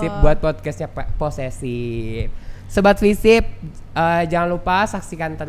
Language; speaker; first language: Indonesian; native; Indonesian